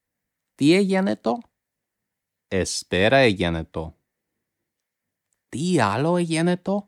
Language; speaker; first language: Greek; non-native, fluent; English